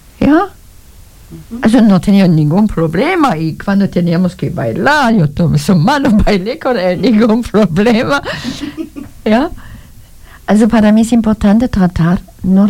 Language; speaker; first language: Spanish; non-native, learner; German